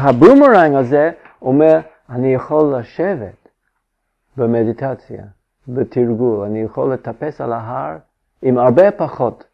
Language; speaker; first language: Hebrew; non-native, fluent; English